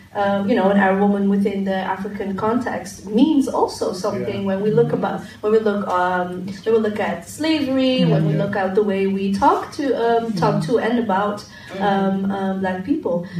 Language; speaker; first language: English; non-native, fluent; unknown